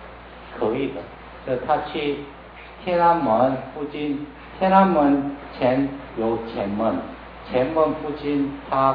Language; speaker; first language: Chinese; non-native, learner; Korean